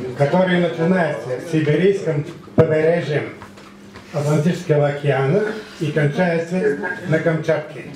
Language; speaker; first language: Russian; non-native, learner; Bulgarian